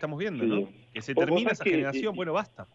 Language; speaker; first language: Spanish; native; Spanish